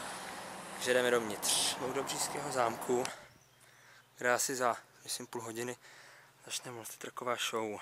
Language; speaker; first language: Czech; native; Czech